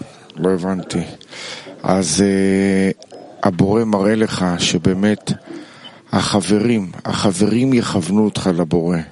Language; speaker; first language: Hebrew; non-native, learner; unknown